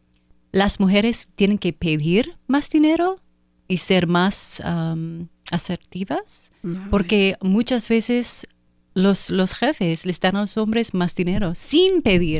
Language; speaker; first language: Spanish; non-native, fluent; English